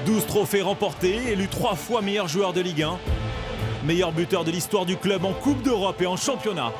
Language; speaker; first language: French; native; French